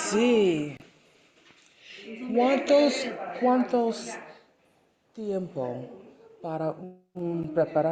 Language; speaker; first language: Spanish; non-native, learner; English